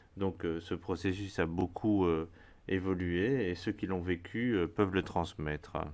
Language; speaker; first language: French; non-native, fluent; Spanish